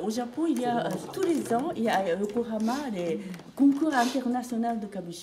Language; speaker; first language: French; non-native, fluent; Japanese